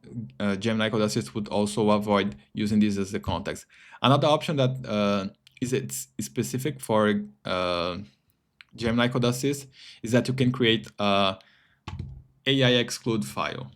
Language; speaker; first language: English; non-native, fluent; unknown